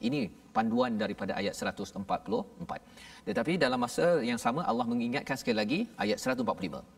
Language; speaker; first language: Malay; native; Malay